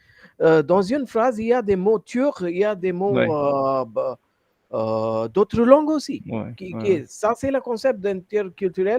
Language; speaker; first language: French; non-native, fluent; Hindi